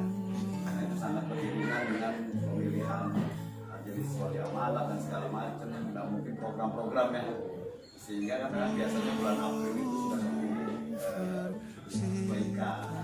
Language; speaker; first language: Indonesian; native; Indonesian